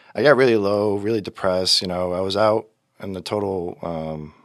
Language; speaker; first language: English; native; English